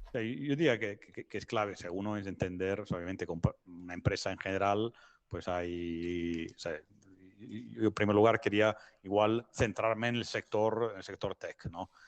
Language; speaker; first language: Spanish; non-native, fluent; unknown